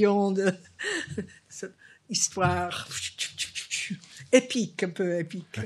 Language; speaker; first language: French; non-native, fluent; English